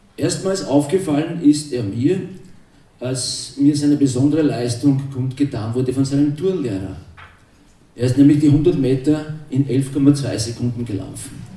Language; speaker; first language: German; non-native, local second language; Croatian